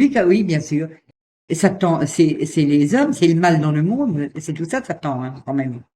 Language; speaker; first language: French; native; French